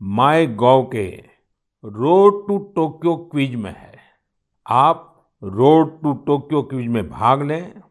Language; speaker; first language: Hindi; non-native, local second language; Gujarati